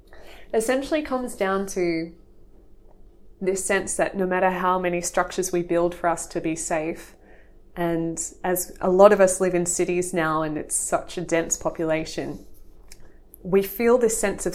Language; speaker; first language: English; native; English